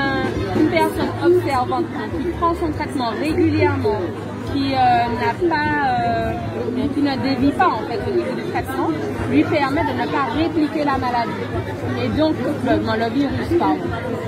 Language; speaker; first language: French; native; French